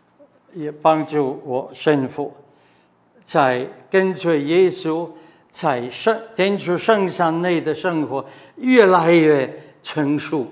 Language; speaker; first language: Chinese; non-native, fluent; German